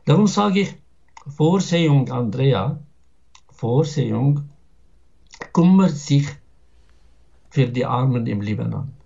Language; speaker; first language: German; non-native, fluent; Arabic